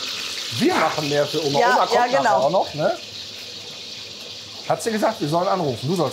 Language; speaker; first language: German; native; German